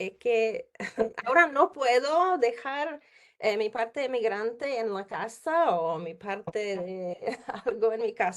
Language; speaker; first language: Spanish; non-native, learner; Czech